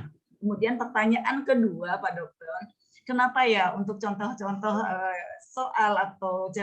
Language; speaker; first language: Indonesian; native; Indonesian